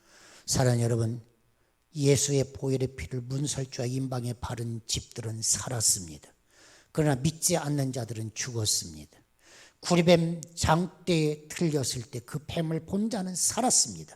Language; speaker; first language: Korean; native; Korean